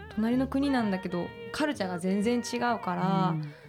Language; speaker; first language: Japanese; native; Japanese